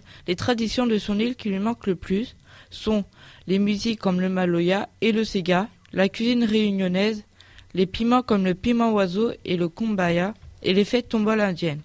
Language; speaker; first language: French; native; French